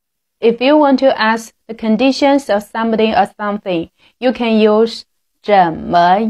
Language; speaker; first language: English; non-native, fluent; Chinese